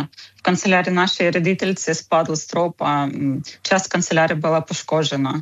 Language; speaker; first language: Czech; non-native, fluent; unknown